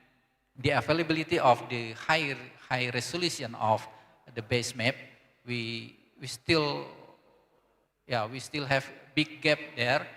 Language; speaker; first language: English; non-native, learner; Indonesian